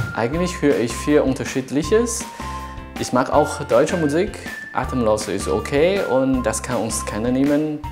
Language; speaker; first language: German; non-native, fluent; Chinese